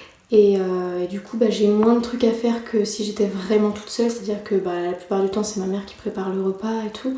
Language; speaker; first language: French; native; French